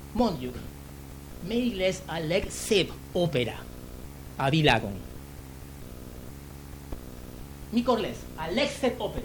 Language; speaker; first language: Hungarian; non-native, learner; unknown